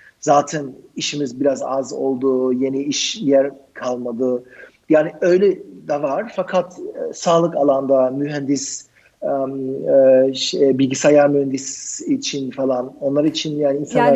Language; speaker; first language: Turkish; non-native, fluent; German